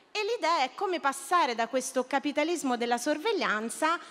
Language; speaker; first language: Italian; native; Italian